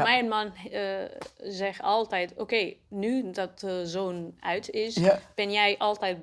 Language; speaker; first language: Dutch; non-native, learner; Portuguese